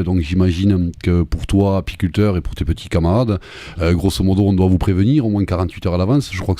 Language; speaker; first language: French; native; French